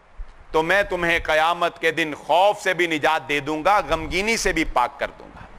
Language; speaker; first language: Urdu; non-native, local second language; Punjabi